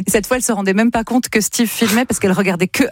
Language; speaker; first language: French; native; French